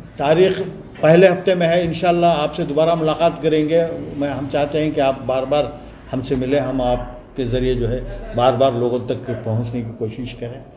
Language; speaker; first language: Hindi; non-native, local second language; Urdu